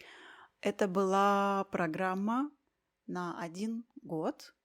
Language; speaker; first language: Russian; native; Russian